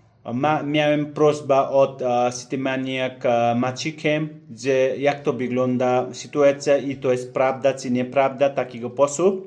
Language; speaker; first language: Polish; non-native, learner; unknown